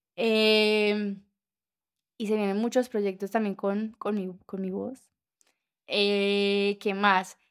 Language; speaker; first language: Spanish; native; Spanish